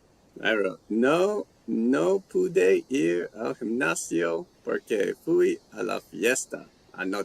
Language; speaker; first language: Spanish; non-native, fluent; English